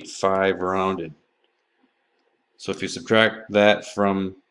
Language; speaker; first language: English; native; English